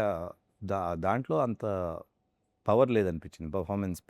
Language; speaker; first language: Telugu; native; Telugu